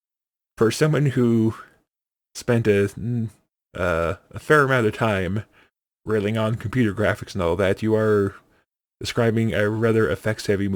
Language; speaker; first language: English; native; English